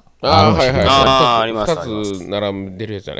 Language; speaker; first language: Japanese; native; Japanese